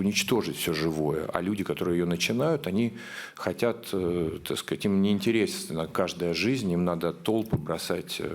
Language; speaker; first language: Russian; native; Russian